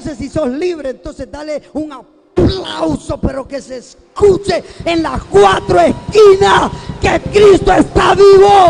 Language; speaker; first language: Spanish; native; Spanish